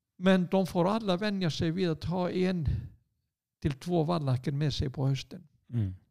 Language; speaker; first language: Swedish; non-native, fluent; Icelandic